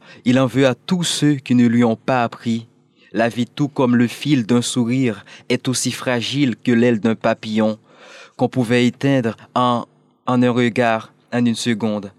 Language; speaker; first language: French; non-native, local second language; Haitian Creole